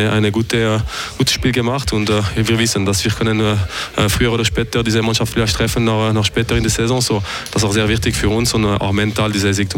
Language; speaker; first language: German; non-native, fluent; French